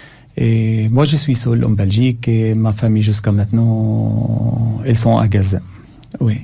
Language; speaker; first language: French; non-native, learner; Arabic